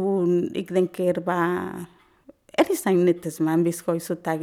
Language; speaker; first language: German; non-native, learner; Spanish